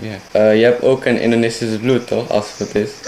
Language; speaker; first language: Dutch; non-native, fluent; Indonesian